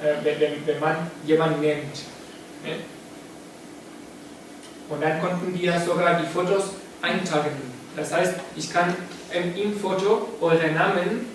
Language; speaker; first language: German; non-native, fluent; Spanish